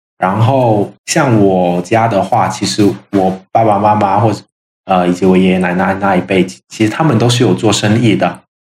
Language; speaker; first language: Chinese; non-native, local second language; Min Nan Chinese